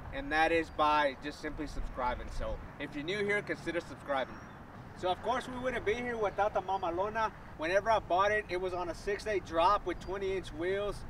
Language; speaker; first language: English; early bilingual, other home language; Spanish